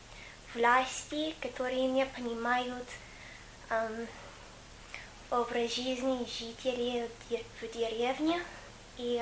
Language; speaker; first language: Russian; non-native, learner; English